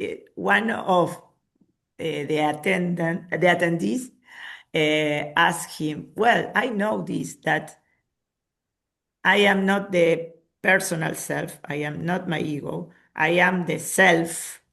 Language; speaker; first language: English; non-native, fluent; Spanish